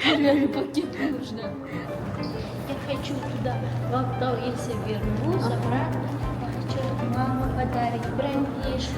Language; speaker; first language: Russian; non-native, local second language; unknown